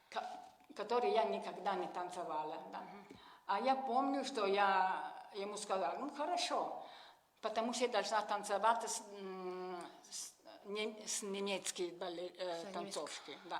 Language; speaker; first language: Russian; non-native, learner; Italian